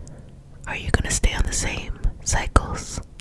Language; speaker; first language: English; native; English